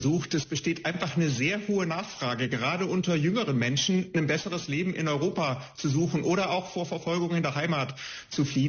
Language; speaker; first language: German; native; German